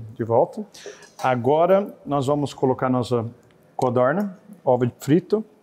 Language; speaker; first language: Portuguese; non-native, fluent; English